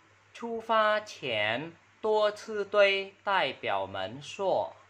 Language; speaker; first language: Chinese; non-native, fluent; Vietnamese